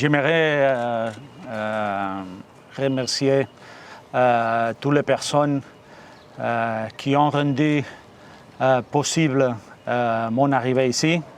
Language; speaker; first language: French; non-native, fluent; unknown